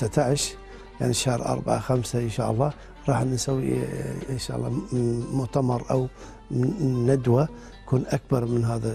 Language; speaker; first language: Arabic; non-native, fluent; Turkish